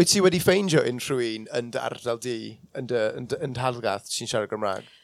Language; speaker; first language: Welsh; non-native, local second language; English